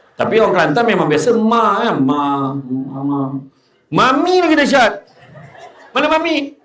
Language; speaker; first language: Malay; native; Malay